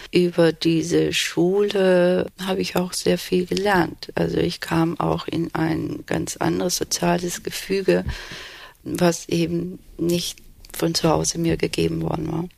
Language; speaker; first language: German; early bilingual, other home language; Turkish